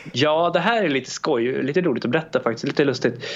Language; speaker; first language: Swedish; early bilingual, other home language; Romanian